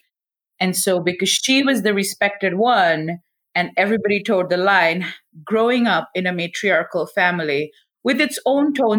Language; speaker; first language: English; non-native, local second language; Gujarati